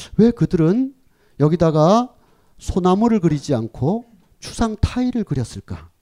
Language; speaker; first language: Korean; native; Korean